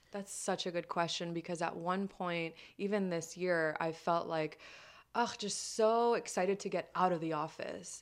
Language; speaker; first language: English; non-native, fluent; French